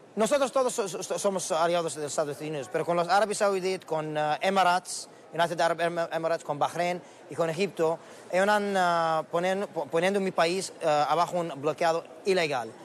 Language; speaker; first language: Spanish; non-native, learner; Arabic